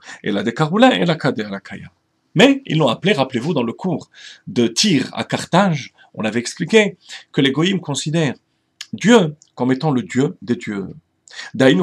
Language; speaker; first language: French; native; French